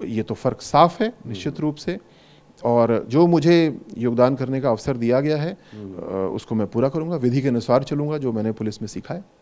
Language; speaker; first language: Hindi; native; Hindi